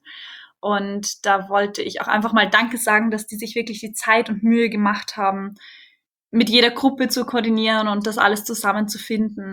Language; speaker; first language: German; native; German